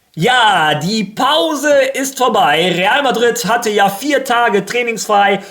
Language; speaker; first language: German; early bilingual, other home language; Spanish